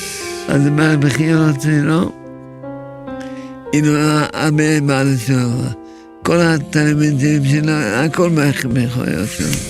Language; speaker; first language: Hebrew; early bilingual, other home language; Arabic